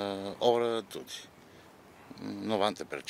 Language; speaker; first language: Italian; non-native, learner; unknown